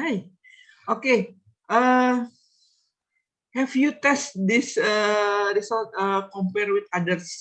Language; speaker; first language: English; non-native, fluent; Indonesian